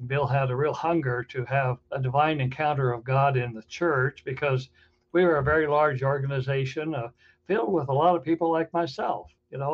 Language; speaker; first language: English; native; English